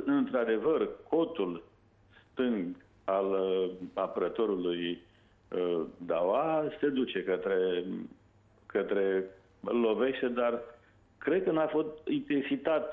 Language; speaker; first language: Romanian; native; Romanian